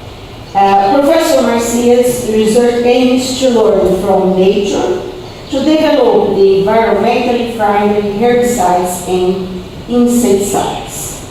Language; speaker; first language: English; non-native, fluent; Portuguese